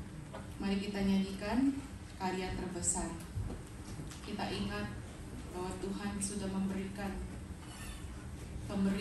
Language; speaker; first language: Indonesian; native; Indonesian